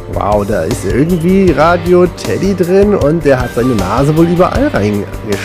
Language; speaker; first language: German; native; German